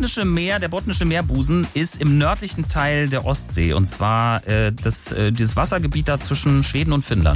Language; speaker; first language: German; native; German